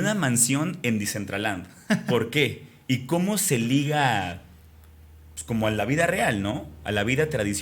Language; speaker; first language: Spanish; native; Spanish